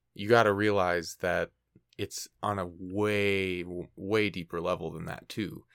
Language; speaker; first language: English; native; English